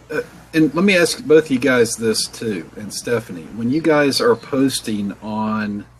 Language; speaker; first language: English; native; English